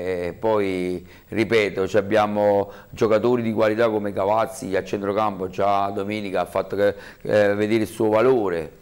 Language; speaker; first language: Italian; native; Italian